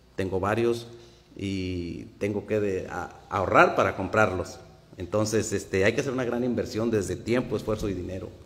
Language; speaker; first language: Spanish; native; Spanish